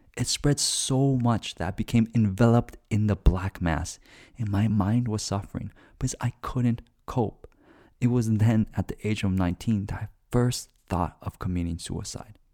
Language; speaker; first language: English; native; English